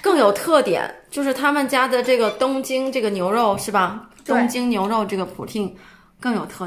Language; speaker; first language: Chinese; native; Chinese